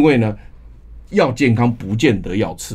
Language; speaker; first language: Chinese; native; Chinese